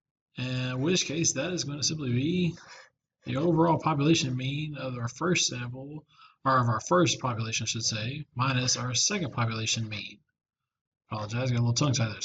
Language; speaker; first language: English; native; English